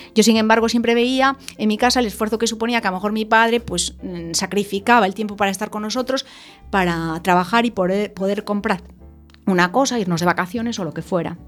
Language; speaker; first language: Spanish; native; Spanish